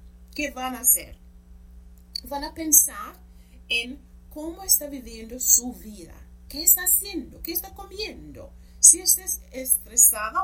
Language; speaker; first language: Spanish; non-native, fluent; English